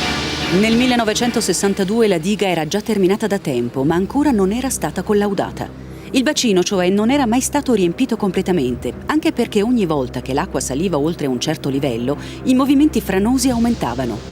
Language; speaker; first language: Italian; native; Italian